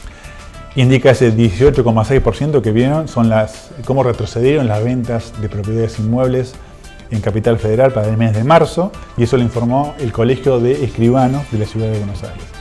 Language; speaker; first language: Spanish; native; Spanish